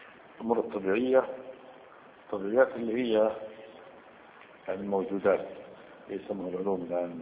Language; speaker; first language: Arabic; native; Arabic